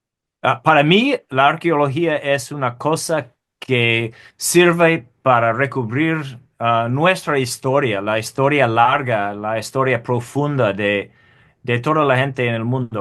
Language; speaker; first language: Spanish; non-native, fluent; English